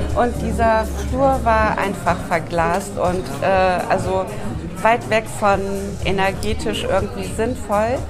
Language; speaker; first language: German; native; German